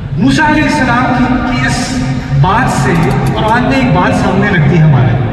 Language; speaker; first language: Urdu; early bilingual, heritage; Urdu